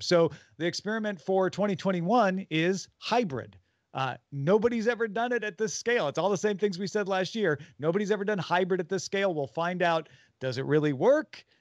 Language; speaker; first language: English; native; English